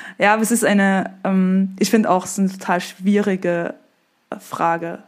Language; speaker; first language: German; native; German